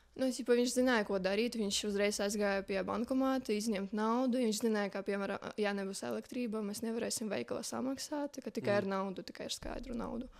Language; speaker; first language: Latvian; non-native, learner; Ukrainian